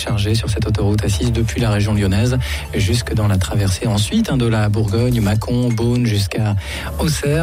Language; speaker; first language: French; native; French